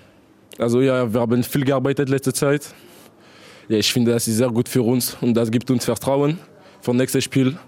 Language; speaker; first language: German; non-native, learner; French